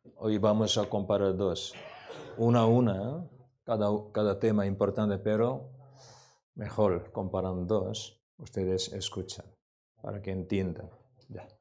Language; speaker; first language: Spanish; non-native, learner; Korean